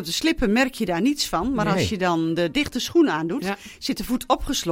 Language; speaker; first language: Dutch; native; Dutch